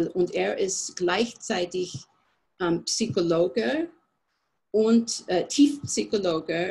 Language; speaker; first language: German; non-native, fluent; English